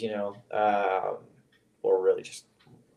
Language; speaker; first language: English; native; English